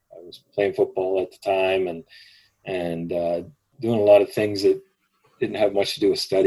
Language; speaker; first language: English; native; English